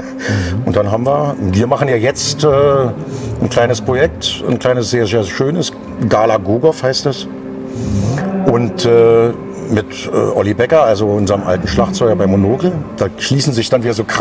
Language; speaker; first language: German; native; German